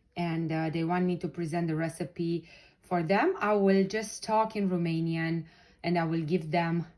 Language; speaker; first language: English; non-native, fluent; Romanian